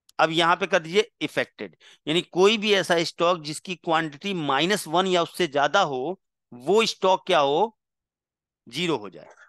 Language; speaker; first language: Hindi; non-native, local second language; Gujarati